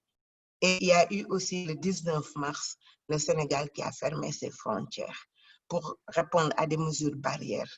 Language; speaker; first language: French; non-native, local second language; Wolof